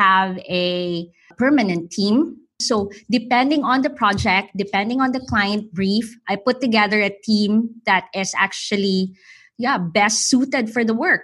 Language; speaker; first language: English; non-native, local second language; Filipino